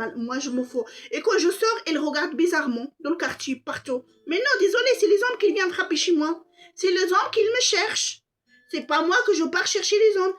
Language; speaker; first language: French; non-native, local second language; Arabic